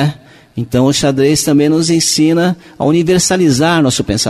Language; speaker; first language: Portuguese; native; Portuguese